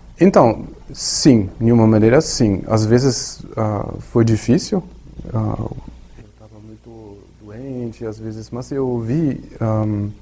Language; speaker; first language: Portuguese; non-native, learner; German